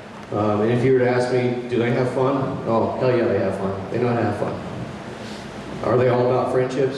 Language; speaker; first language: English; native; English